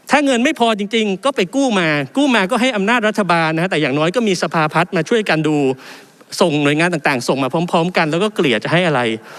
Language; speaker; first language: Thai; native; Thai